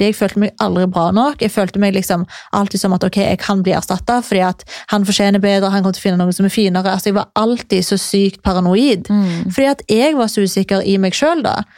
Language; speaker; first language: Norwegian; native; Norwegian